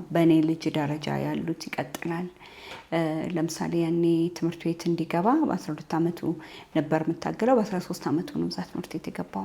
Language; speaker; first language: Amharic; native; Amharic